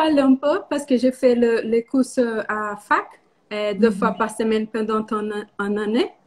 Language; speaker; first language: French; non-native, learner; Portuguese